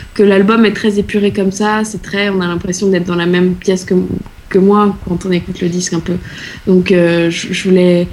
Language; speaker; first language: French; early bilingual, other home language; Portuguese